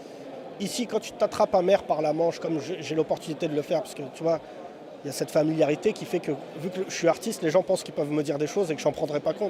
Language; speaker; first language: French; native; French